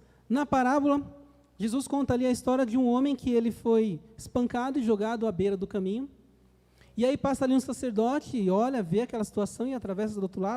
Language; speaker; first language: Portuguese; native; Portuguese